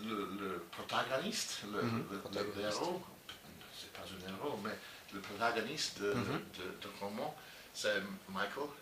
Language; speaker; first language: French; non-native, learner; English